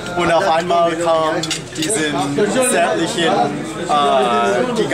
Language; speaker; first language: German; non-native, fluent; English